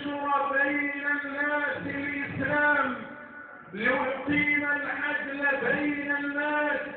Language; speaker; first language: Arabic; native; Arabic